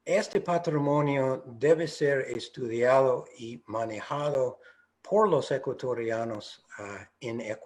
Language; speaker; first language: Spanish; non-native, fluent; English